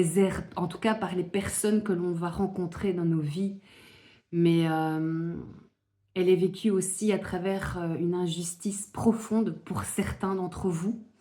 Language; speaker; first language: French; native; French